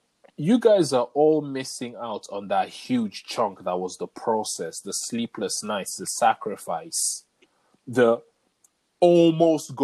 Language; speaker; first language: English; native; English